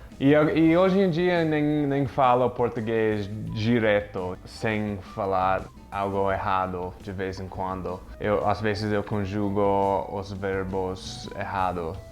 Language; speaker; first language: Portuguese; non-native, fluent; English